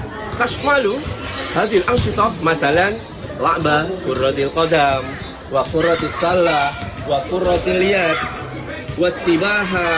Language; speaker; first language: Arabic; non-native, fluent; Indonesian